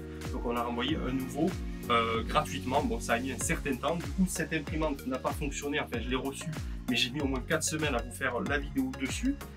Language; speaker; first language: French; native; French